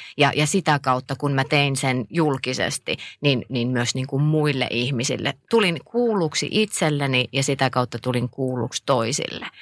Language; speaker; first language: Finnish; native; Finnish